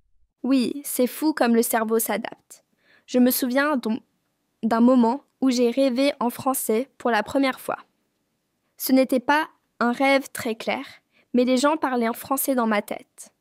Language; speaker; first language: French; non-native, fluent; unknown